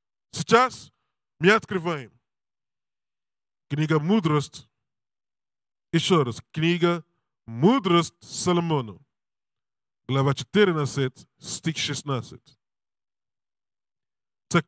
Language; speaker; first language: Russian; non-native, learner; English